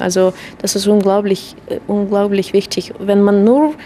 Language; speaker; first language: German; non-native, fluent; Russian